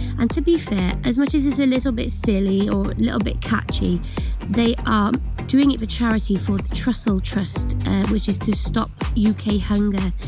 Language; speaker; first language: English; native; English